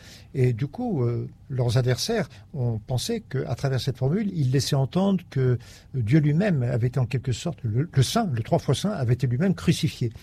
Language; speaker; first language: French; native; French